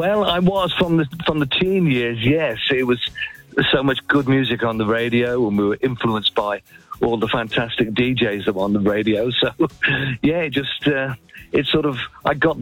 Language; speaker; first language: English; native; English